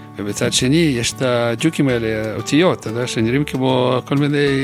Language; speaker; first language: Hebrew; non-native, fluent; Russian